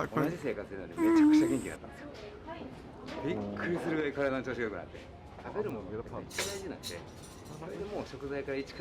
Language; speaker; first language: Japanese; native; Japanese